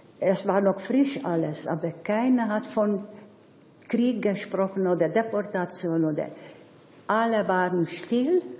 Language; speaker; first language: German; non-native, fluent; Hungarian